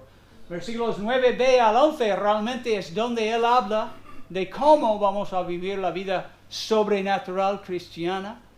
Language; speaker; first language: Spanish; non-native, fluent; English